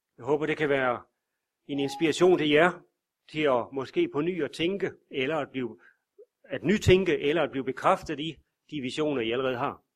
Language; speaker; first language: Danish; native; Danish